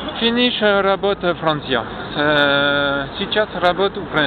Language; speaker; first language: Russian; non-native, learner; French